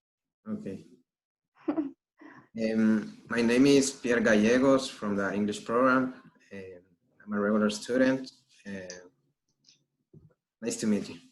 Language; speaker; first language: English; non-native, learner; Spanish